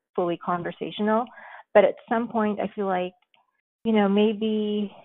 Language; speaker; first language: English; early bilingual, other home language; Filipino